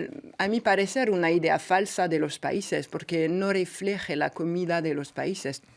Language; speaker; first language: Spanish; non-native, fluent; French